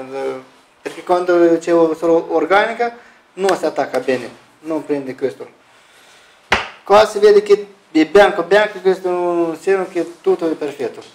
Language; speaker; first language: Italian; non-native, learner; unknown